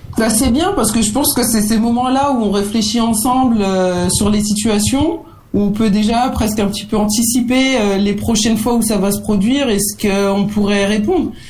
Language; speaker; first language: French; native; French